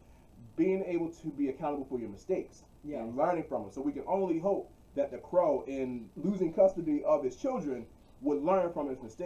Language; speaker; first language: English; native; English